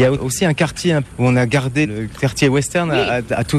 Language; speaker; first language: French; native; French